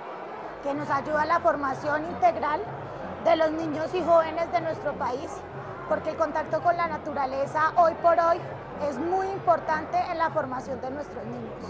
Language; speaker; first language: Spanish; native; Spanish